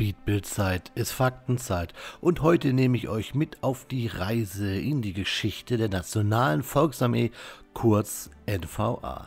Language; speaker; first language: German; native; German